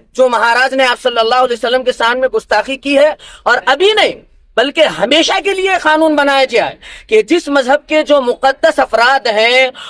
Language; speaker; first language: Urdu; native; Urdu